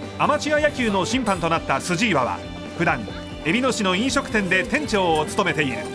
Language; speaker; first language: Japanese; native; Japanese